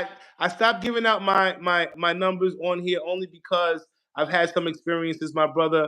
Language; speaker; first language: English; native; English